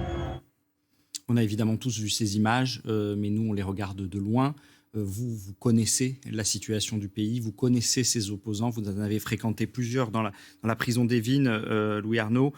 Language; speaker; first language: French; native; French